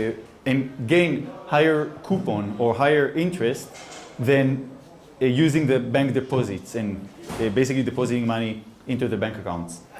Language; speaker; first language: English; non-native, fluent; Hebrew